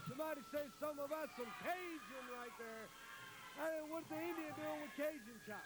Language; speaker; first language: English; native; English